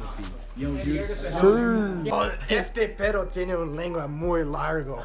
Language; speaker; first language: Spanish; non-native, learner; English